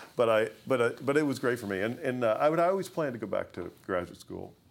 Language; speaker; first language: English; native; English